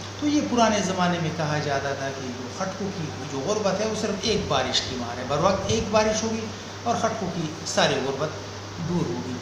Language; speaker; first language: Urdu; non-native, local second language; Pashto